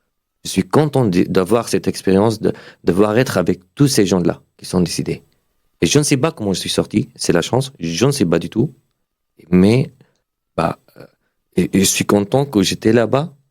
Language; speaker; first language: French; non-native, learner; Arabic